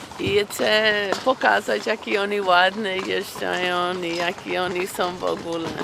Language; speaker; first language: Polish; non-native, learner; English